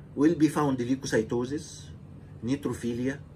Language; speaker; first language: English; non-native, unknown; Arabic